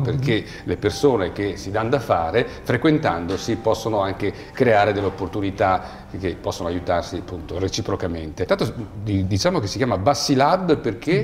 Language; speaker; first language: Italian; native; Italian